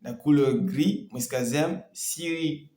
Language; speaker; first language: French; non-native, local second language; Comorian